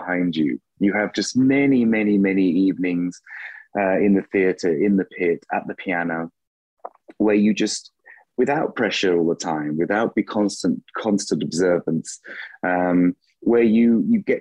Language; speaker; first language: English; native; English